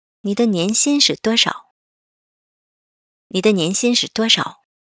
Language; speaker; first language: Chinese; non-native, fluent; Korean